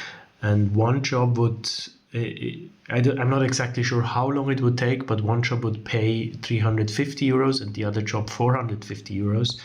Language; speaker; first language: English; non-native, fluent; German